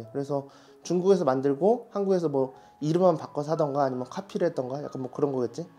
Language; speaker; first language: Korean; native; Korean